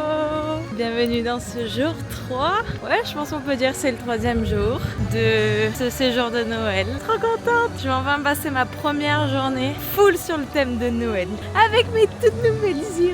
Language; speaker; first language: French; native; French